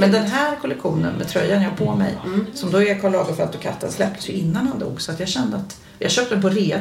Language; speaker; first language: Swedish; native; Swedish